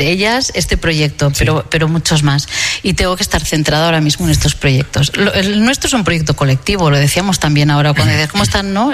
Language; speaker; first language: Spanish; non-native, local second language; Catalan